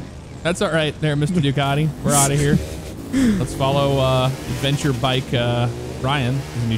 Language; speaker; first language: English; native; English